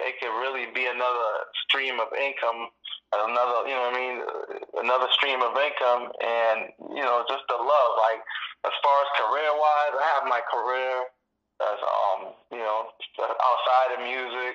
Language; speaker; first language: English; early bilingual, other home language; Spanish